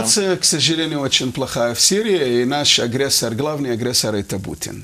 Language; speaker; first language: Russian; non-native, fluent; Arabic